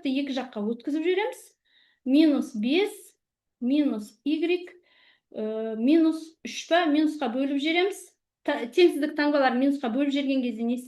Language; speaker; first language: Kazakh; native; Kazakh